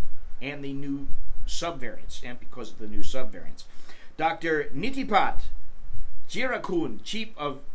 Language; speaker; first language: English; native; English